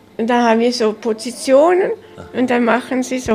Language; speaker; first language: German; early bilingual, heritage; German